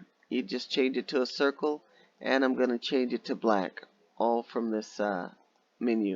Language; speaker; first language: English; native; English